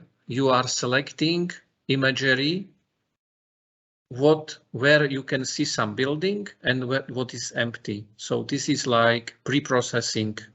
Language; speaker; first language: English; non-native, fluent; Slovak